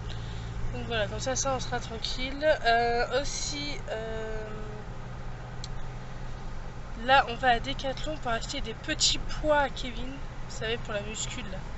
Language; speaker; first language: French; native; French